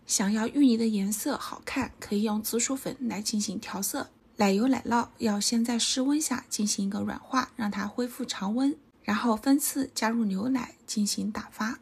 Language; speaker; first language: Chinese; native; Chinese